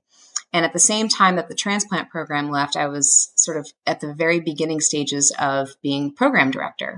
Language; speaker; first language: English; native; English